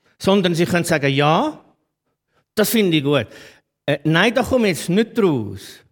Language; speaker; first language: German; native; German